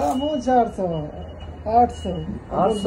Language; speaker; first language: Arabic; non-native, learner; Urdu